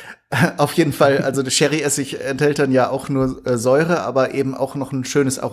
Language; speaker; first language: German; native; German